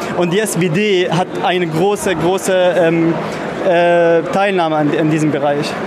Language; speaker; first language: German; non-native, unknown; Arabic